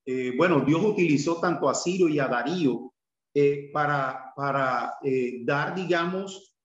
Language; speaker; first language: Spanish; native; Spanish